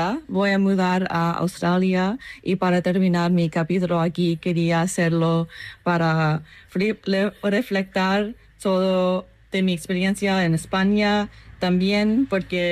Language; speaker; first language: Spanish; non-native, learner; English